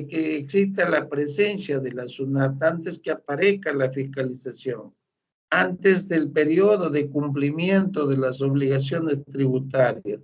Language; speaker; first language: Spanish; native; Spanish